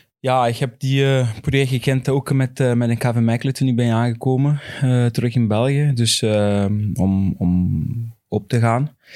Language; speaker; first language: Dutch; non-native, fluent; Portuguese